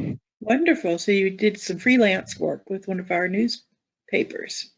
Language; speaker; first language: English; native; English